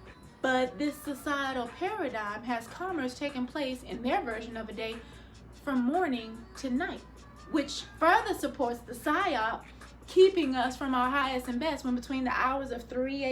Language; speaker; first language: English; native; English